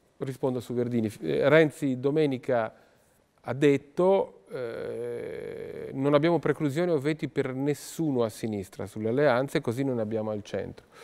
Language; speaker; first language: Italian; native; Italian